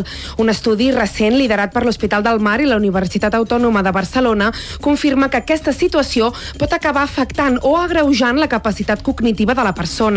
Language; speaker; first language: Catalan; native; Catalan